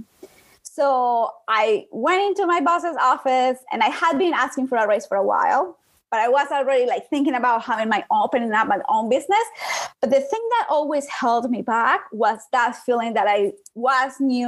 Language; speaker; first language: English; non-native, fluent; Spanish